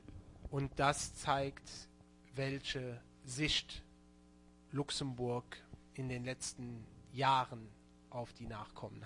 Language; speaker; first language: German; non-native, local second language; Luxembourgish